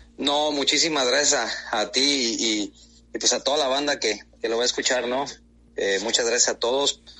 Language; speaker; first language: Spanish; native; Spanish